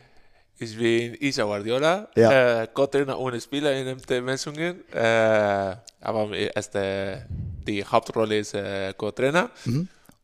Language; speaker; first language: German; non-native, learner; Spanish